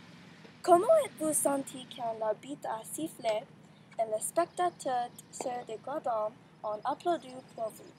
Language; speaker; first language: French; non-native, learner; English